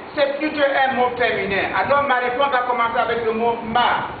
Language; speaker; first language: French; non-native, fluent; Yoruba